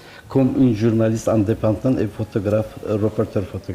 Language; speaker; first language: French; non-native, learner; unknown